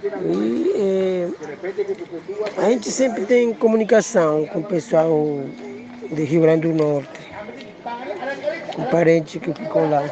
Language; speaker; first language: Portuguese; non-native, learner; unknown